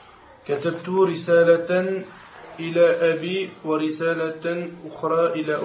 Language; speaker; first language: Arabic; non-native, learner; French